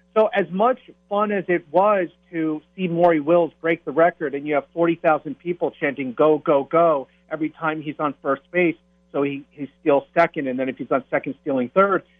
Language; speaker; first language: English; native; English